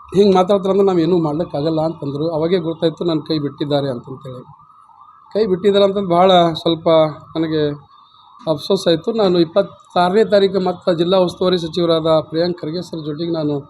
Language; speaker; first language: Kannada; native; Kannada